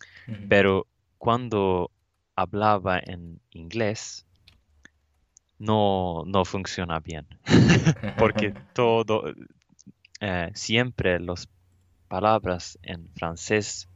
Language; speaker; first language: Spanish; non-native, learner; Swedish